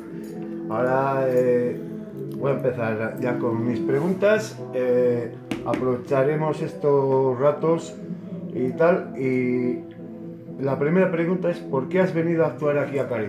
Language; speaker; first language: Spanish; native; Spanish